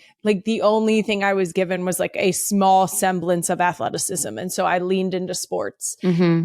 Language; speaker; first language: English; native; English